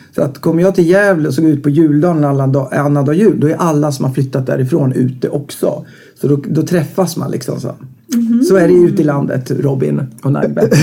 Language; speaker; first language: Swedish; native; Swedish